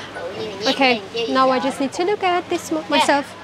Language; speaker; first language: English; non-native, learner; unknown